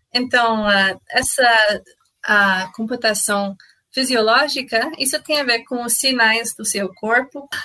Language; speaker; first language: Portuguese; non-native, fluent; English